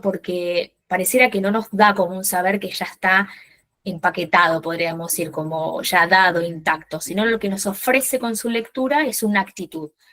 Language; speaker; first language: Spanish; native; Spanish